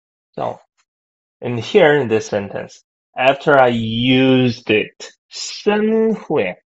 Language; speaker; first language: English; non-native, fluent; Korean